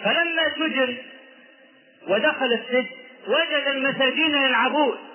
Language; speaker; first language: Arabic; native; Arabic